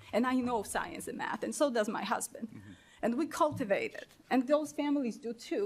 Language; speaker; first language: English; non-native, fluent; Polish